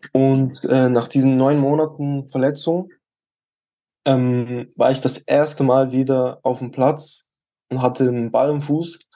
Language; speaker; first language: German; early bilingual, other home language; Albanian